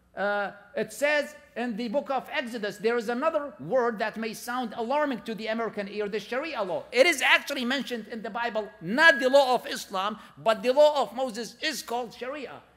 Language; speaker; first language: English; non-native, fluent; Arabic